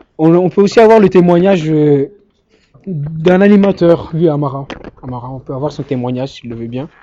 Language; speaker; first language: French; native; French